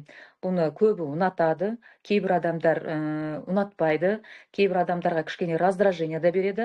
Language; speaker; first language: Kazakh; native; Kazakh